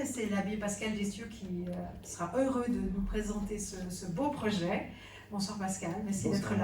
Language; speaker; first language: French; native; French